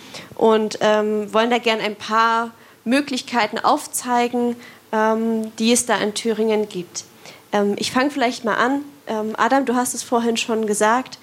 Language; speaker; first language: German; native; German